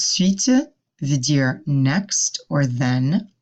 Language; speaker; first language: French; non-native, fluent; English